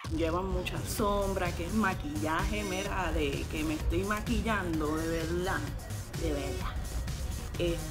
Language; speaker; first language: Spanish; early bilingual, heritage; Spanish